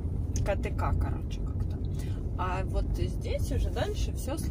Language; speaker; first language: Russian; native; Russian